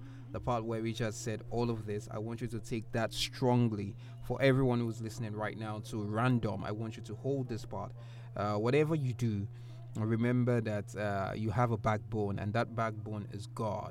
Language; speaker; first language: English; non-native, local second language; Yoruba